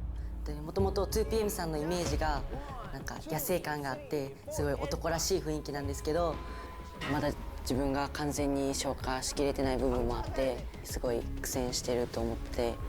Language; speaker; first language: Japanese; native; Japanese